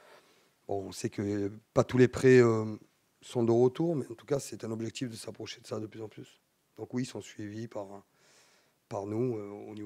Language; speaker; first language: French; native; French